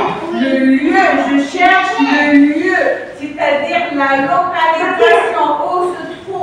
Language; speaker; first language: French; non-native, local second language; Arabic